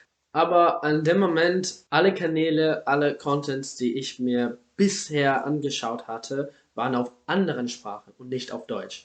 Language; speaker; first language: German; non-native, fluent; Spanish